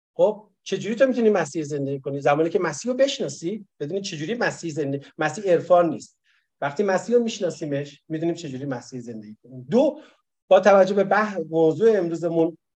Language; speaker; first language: Persian; native; Persian